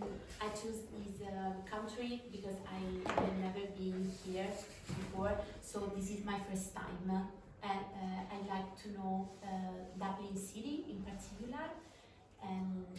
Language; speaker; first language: English; non-native, learner; Italian